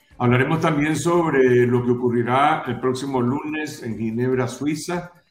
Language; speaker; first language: Spanish; native; Spanish